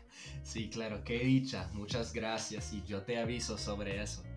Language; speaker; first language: Spanish; non-native, fluent; English